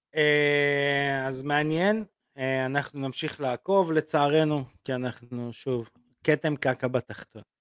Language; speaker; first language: Hebrew; early bilingual, other home language; Russian